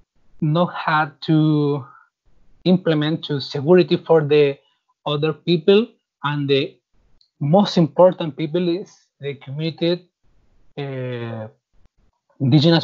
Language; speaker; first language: English; non-native, learner; Spanish